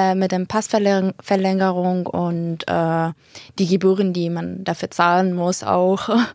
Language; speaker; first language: German; non-native, fluent; Arabic